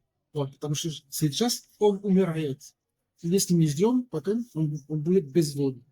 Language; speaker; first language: Russian; non-native, learner; French